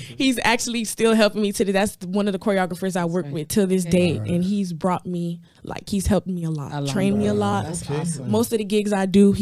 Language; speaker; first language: English; native; English